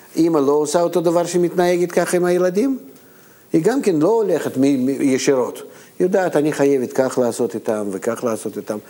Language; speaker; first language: Hebrew; non-native, fluent; Russian